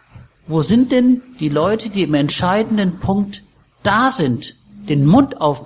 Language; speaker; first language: German; native; German